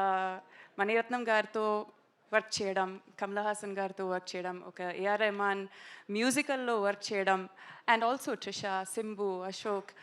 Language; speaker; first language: Telugu; non-native, learner; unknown